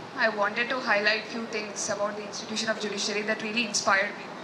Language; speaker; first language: English; non-native, local second language; Telugu